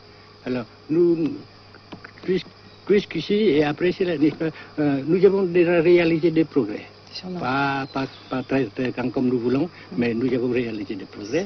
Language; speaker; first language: French; non-native, fluent; Vietnamese